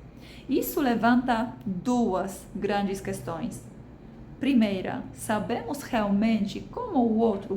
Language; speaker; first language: Portuguese; non-native, fluent; Polish